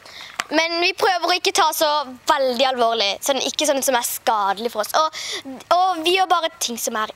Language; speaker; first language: Norwegian; native; Norwegian